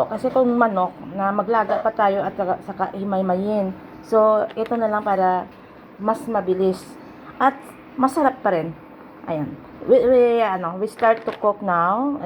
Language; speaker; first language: Filipino; non-native, local second language; Hiligaynon